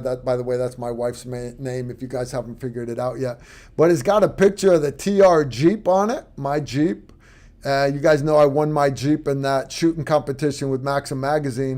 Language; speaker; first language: English; native; English